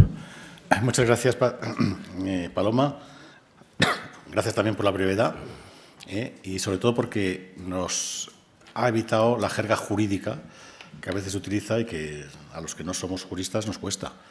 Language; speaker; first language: Spanish; native; Spanish